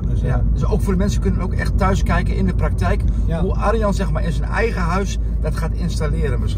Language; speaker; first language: Dutch; native; Dutch